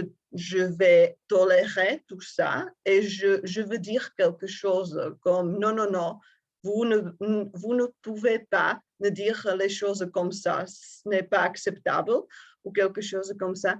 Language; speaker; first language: French; non-native, fluent; Czech